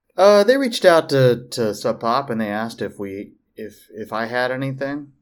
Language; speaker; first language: English; early bilingual, other home language; Filipino